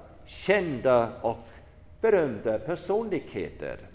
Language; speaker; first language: Swedish; non-native, fluent; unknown